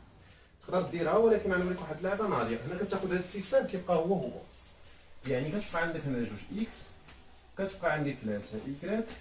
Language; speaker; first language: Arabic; native; Arabic